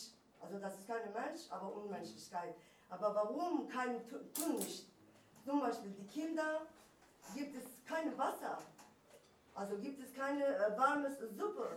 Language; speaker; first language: German; non-native, learner; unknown